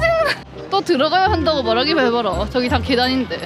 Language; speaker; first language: Korean; native; Korean